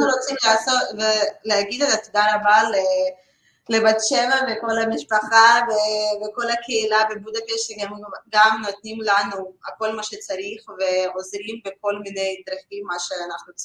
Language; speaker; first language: Hebrew; non-native, learner; Russian